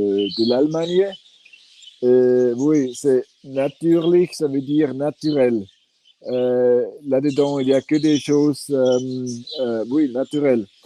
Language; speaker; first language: French; non-native, fluent; Swiss German